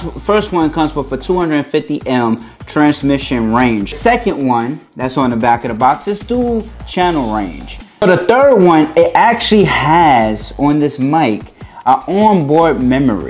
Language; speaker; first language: English; native; English